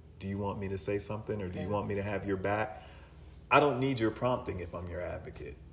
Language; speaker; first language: English; native; English